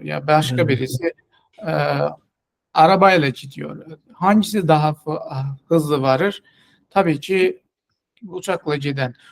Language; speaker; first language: Turkish; non-native, fluent; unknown